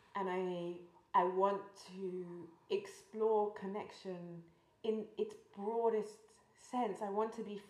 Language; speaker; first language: English; native; English